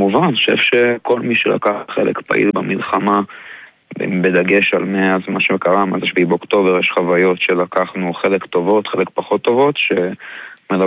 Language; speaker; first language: Hebrew; native; Hebrew